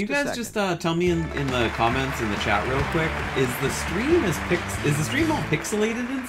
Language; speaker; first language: English; native; English